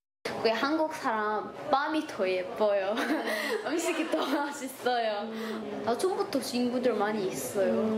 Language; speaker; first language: Korean; non-native, learner; Arabic